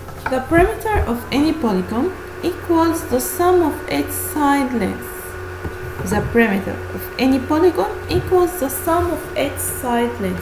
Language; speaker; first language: English; non-native, fluent; Arabic